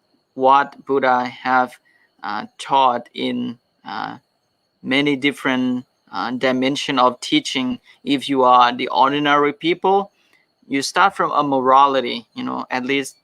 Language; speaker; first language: English; non-native, fluent; Thai